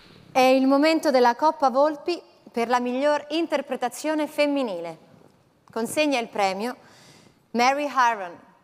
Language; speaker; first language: Italian; native; Italian